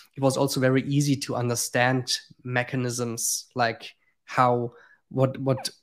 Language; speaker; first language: English; non-native, fluent; German